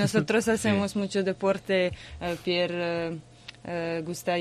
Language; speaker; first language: Spanish; non-native, learner; Croatian